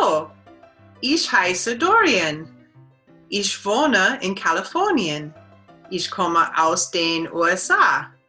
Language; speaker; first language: German; non-native, learner; English